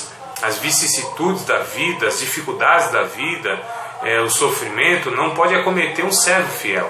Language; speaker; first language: Portuguese; native; Portuguese